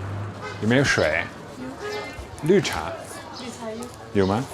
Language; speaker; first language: Chinese; non-native, fluent; Dutch